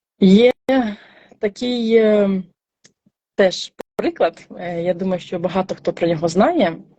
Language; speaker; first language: Ukrainian; native; Ukrainian